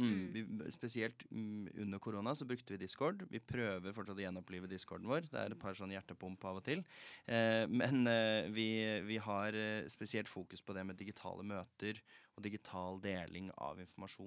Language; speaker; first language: Norwegian; native; Norwegian